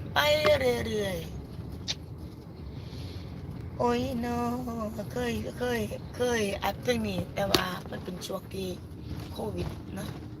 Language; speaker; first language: Thai; native; Thai